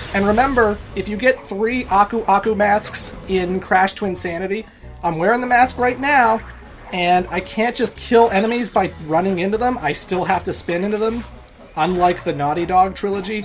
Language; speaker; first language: English; native; English